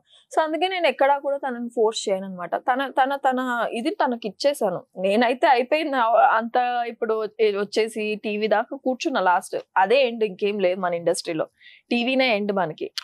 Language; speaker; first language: Telugu; native; Telugu